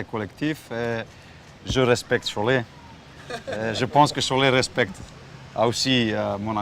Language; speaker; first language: French; non-native, learner; Slovenian